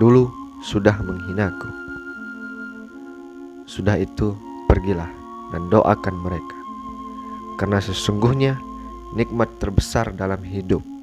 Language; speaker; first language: Indonesian; native; Indonesian